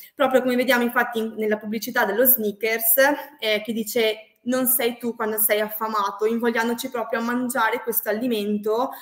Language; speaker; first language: Italian; native; Italian